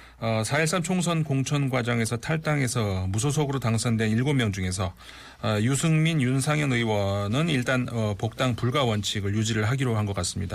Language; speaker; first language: Korean; native; Korean